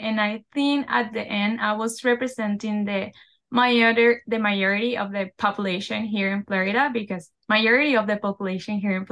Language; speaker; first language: English; non-native, fluent; Spanish